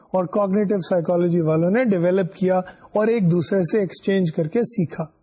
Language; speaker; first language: Urdu; non-native, local second language; Punjabi